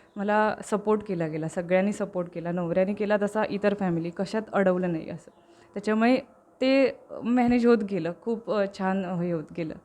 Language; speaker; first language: Marathi; native; Marathi